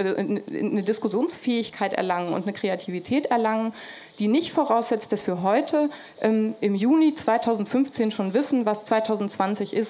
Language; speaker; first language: German; native; German